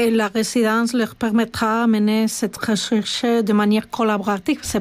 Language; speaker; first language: French; non-native, fluent; Spanish